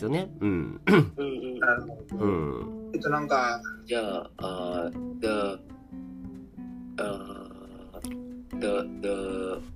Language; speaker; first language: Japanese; non-native, learner; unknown